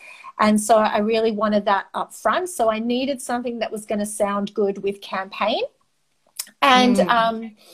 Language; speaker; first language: English; non-native, local second language; Greek